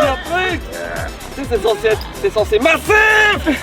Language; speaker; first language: French; native; French